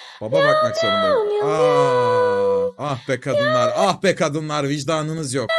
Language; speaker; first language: Turkish; native; Turkish